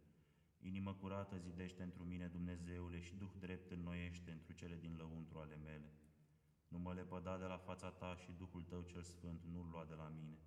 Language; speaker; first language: Romanian; native; Romanian